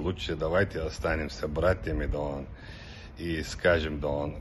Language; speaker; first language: Russian; non-native, local second language; Chechen